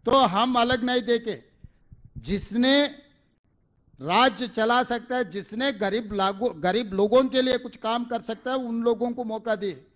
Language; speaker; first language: Hindi; non-native, local second language; Telugu